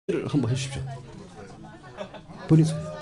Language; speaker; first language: Korean; native; Korean